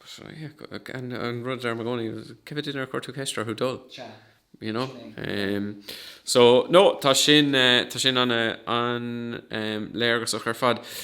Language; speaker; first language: Irish; non-native, local second language; English